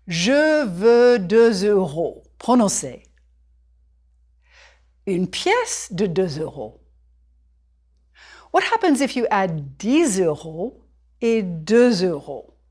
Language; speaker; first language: French; non-native, fluent; English